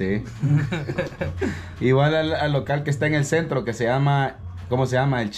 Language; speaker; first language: Spanish; native; Spanish